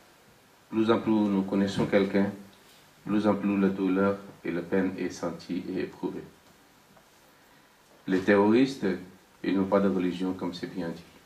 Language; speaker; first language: French; non-native, fluent; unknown